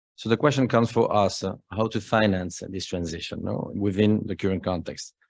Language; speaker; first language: English; non-native, fluent; Spanish